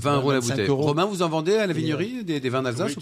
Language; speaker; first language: French; native; French